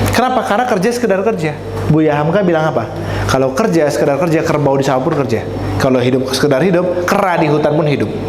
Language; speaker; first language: Indonesian; native; Indonesian